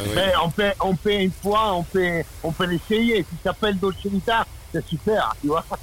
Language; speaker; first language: French; non-native, learner; Italian